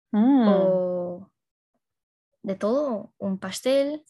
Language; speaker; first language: Spanish; non-native, learner; Dutch